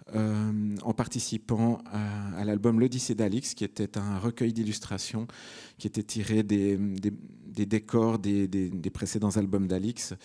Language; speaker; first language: French; native; French